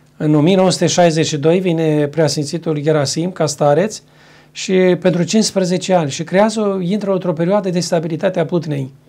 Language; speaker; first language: Romanian; native; Romanian